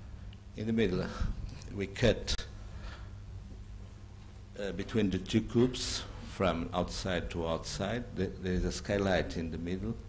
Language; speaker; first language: English; non-native, learner; Portuguese